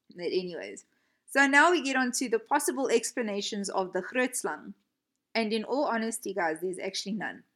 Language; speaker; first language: English; native; English